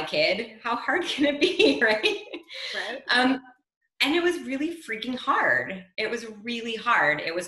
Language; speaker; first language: English; native; English